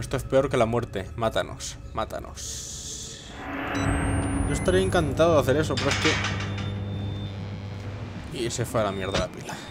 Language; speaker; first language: Spanish; native; Spanish